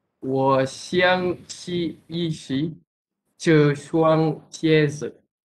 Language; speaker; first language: Chinese; non-native, learner; Malay